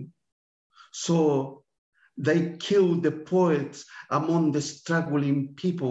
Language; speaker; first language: English; non-native, fluent; Spanish